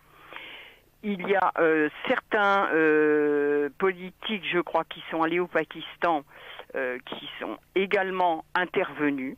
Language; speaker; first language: French; native; French